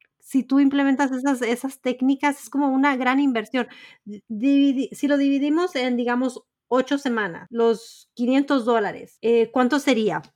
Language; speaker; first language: Spanish; early bilingual, heritage; Spanish